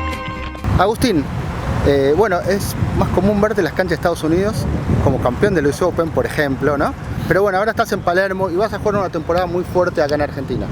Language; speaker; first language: Spanish; native; Spanish